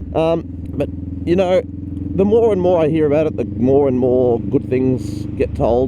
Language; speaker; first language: English; native; English